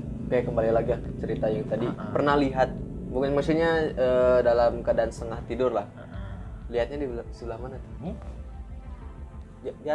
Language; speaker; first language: Indonesian; native; Indonesian